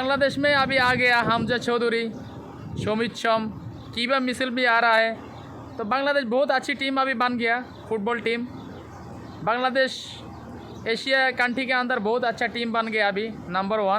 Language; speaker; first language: Hindi; non-native, learner; Bangla